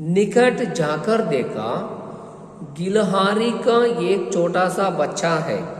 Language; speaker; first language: Hindi; non-native, local second language; Kannada